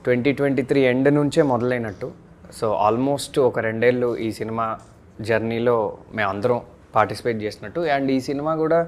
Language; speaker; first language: Telugu; native; Telugu